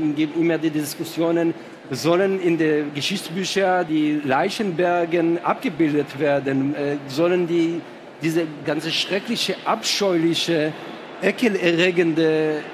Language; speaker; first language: German; non-native, fluent; Hebrew